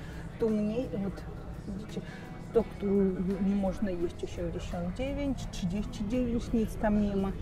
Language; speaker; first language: Polish; non-native, fluent; Russian